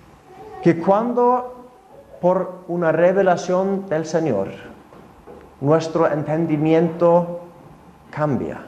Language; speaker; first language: Spanish; non-native, fluent; Icelandic